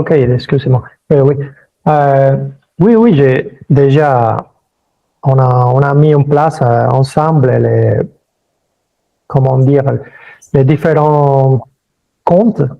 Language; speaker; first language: French; early bilingual, other home language; Spanish